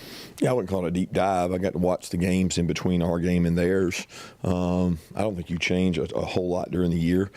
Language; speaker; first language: English; native; English